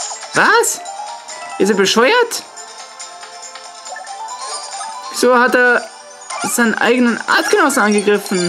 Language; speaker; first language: German; native; German